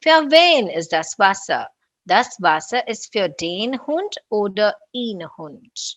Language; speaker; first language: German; non-native, fluent; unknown